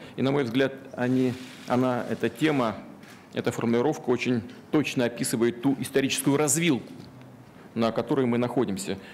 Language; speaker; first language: Russian; native; Russian